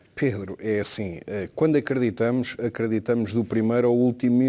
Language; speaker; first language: Portuguese; native; Portuguese